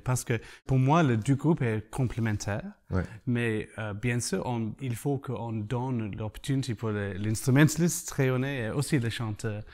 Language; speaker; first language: French; non-native, learner; English